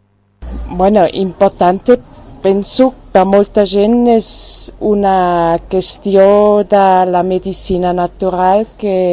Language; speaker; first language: Catalan; non-native, fluent; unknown